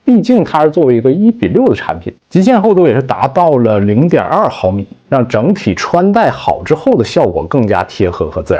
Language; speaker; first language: Chinese; native; Chinese